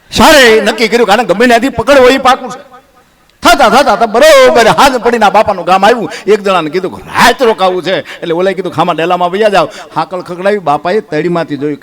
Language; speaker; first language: Gujarati; native; Gujarati